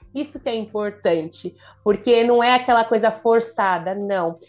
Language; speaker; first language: Portuguese; native; Portuguese